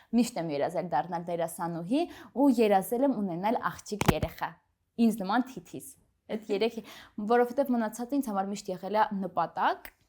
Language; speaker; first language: Armenian; native; Armenian